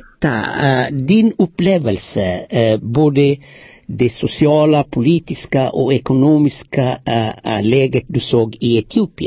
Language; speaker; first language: Swedish; non-native, fluent; Amharic